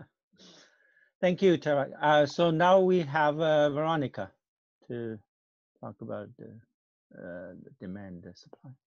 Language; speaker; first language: English; non-native, fluent; Chinese